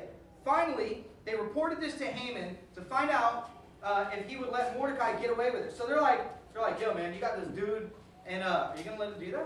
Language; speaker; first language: English; native; English